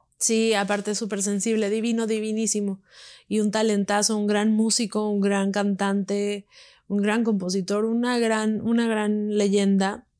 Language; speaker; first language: Spanish; native; Spanish